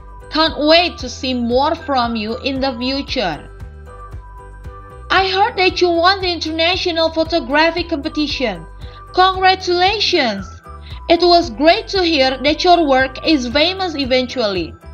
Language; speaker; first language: English; non-native, fluent; Indonesian